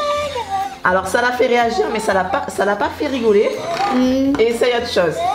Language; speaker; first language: French; native; French